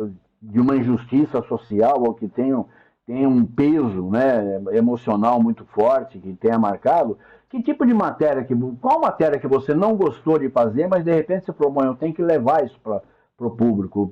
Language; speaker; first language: Portuguese; native; Portuguese